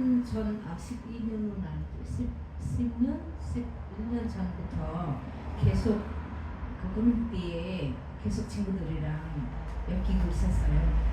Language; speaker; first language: Korean; non-native, fluent; Nepali